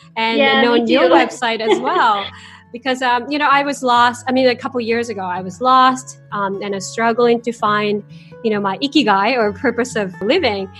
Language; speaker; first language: English; non-native, fluent; Japanese